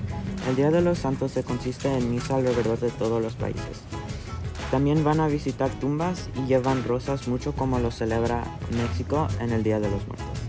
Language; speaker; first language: Spanish; non-native, learner; English